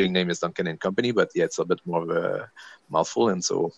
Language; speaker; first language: English; non-native, fluent; French